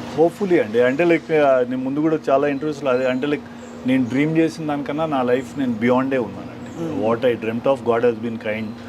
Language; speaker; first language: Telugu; native; Telugu